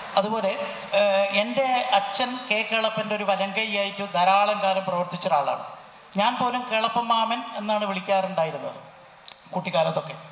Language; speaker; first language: Malayalam; native; Malayalam